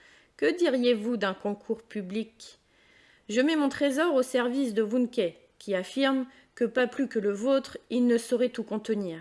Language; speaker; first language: French; native; French